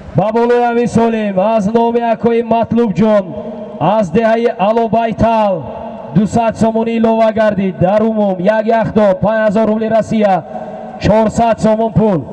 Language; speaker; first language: Tajik; native; Tajik